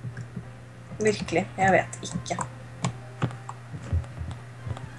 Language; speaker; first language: Norwegian; native; Norwegian